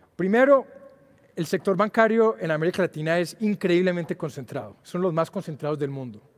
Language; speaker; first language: Spanish; native; Spanish